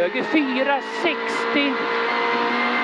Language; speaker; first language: Swedish; native; Swedish